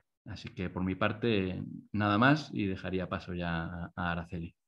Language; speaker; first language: Spanish; native; Spanish